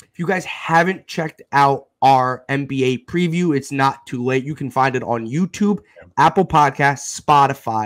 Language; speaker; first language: English; native; English